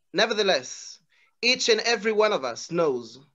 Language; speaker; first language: English; non-native, fluent; Hebrew